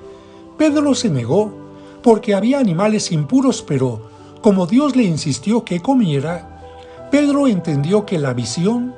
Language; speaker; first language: Spanish; native; Spanish